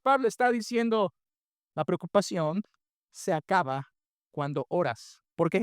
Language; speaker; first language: Spanish; native; Spanish